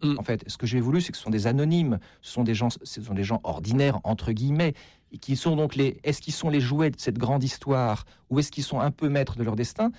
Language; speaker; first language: French; native; French